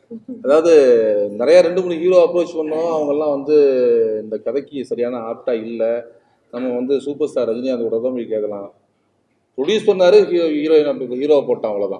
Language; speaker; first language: Tamil; native; Tamil